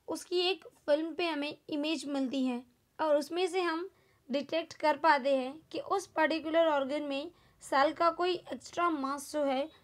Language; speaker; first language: Hindi; non-native, local second language; Gujarati